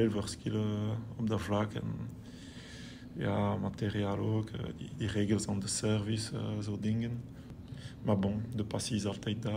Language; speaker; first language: Dutch; non-native, local second language; French